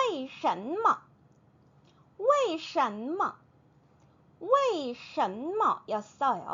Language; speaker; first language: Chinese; non-native, fluent; Korean